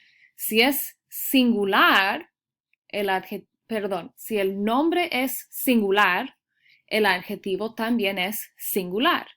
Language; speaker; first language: Spanish; early bilingual, heritage; Spanish